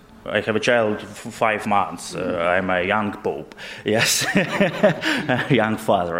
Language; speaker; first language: English; non-native, learner; Ukrainian